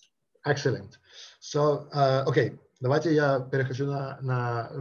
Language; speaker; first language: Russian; non-native, fluent; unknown